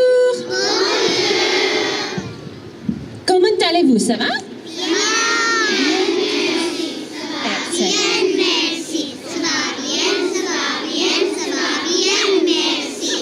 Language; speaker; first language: French; non-native, learner; English